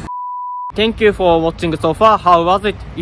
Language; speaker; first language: English; non-native, learner; Japanese